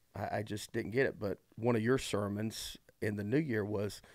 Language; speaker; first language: English; native; English